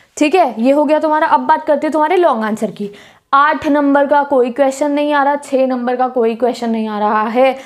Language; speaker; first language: Hindi; native; Hindi